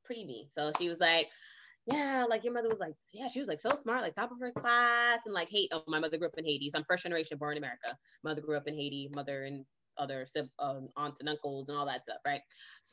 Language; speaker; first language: English; native; English